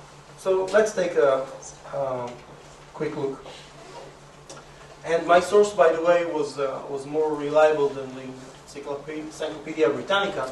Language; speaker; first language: English; non-native, fluent; Hebrew